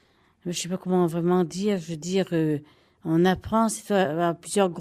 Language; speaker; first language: French; native; French